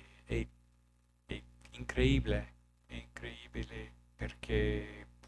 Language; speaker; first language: Italian; non-native, learner; English